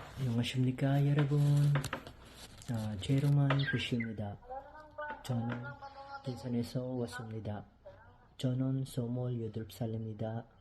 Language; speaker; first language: Korean; non-native, learner; Cebuano